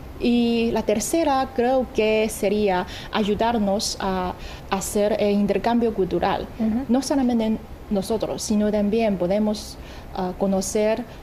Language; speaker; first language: Spanish; non-native, fluent; Chinese